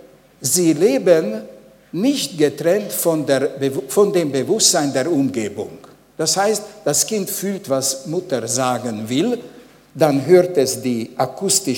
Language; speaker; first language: German; non-native, fluent; Hungarian